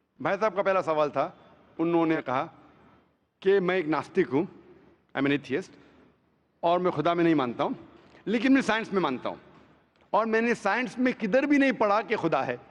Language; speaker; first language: Hindi; non-native, local second language; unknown